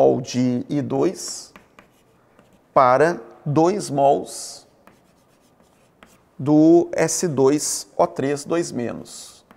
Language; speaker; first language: Portuguese; native; Portuguese